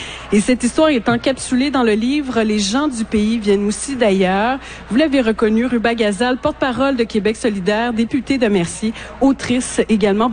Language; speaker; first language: French; native; French